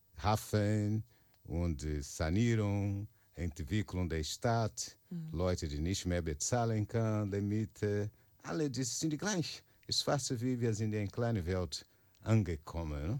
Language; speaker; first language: German; non-native, learner; Portuguese